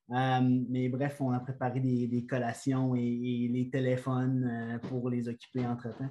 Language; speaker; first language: French; native; French